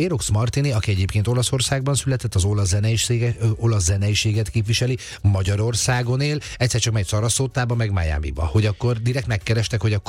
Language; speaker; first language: Hungarian; native; Hungarian